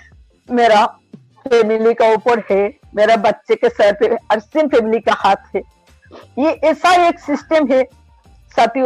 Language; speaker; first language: Hindi; non-native, local second language; Bangla